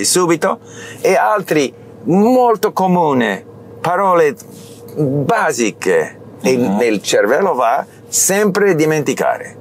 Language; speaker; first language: Italian; non-native, learner; English